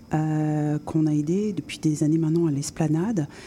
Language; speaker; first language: French; native; French